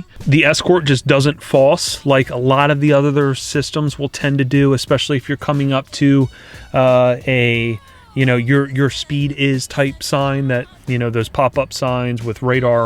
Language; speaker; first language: English; native; English